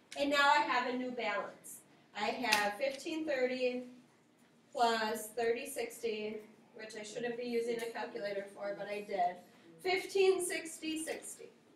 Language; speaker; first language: English; native; English